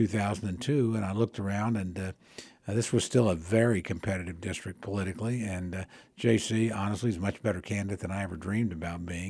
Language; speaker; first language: English; native; English